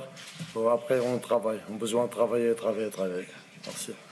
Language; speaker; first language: French; non-native, learner; Arabic